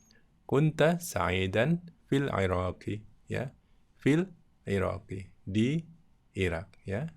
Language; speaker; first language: Arabic; non-native, fluent; Indonesian